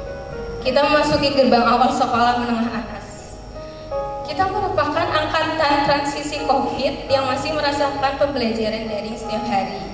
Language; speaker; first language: Indonesian; native; Indonesian